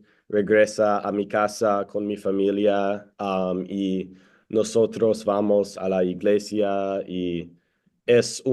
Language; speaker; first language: Spanish; non-native, learner; English